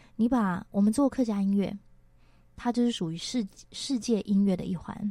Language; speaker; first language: Chinese; non-native, local second language; Hakka Chinese